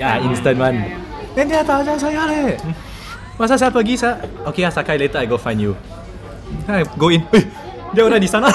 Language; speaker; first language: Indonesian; non-native, learner; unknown